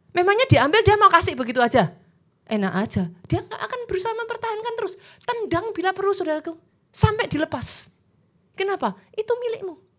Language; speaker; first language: Indonesian; native; Indonesian